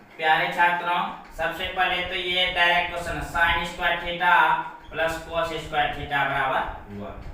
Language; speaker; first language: Hindi; native; Hindi